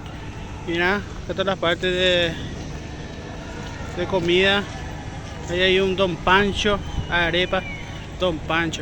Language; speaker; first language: Spanish; native; Spanish